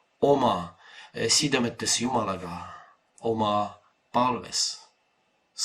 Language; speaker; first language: Estonian; non-native, fluent; Polish